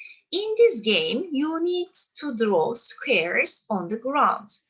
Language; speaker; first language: English; non-native, fluent; Turkish